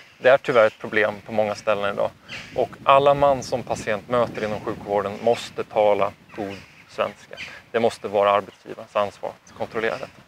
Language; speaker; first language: Swedish; native; Swedish